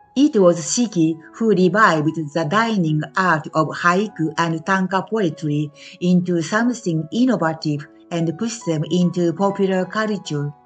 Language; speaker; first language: English; non-native, fluent; Japanese